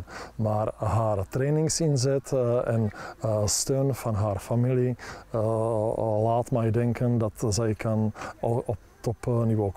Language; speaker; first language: Dutch; non-native, learner; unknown